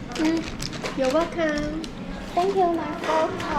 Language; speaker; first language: English; non-native, learner; Vietnamese